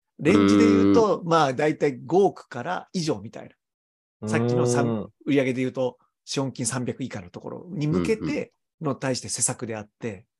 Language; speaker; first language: Japanese; native; Japanese